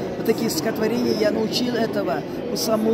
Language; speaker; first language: Russian; non-native, local second language; Uzbek